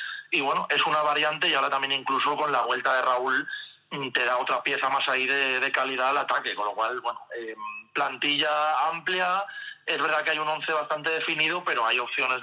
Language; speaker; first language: Spanish; native; Spanish